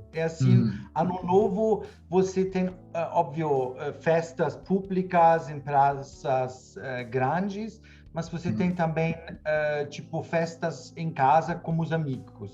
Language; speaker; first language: Portuguese; non-native, fluent; German